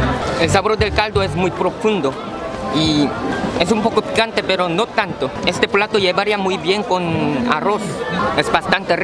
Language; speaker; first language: Spanish; non-native, fluent; Korean